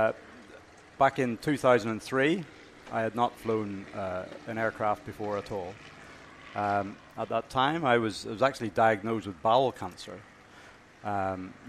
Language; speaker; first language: English; native; English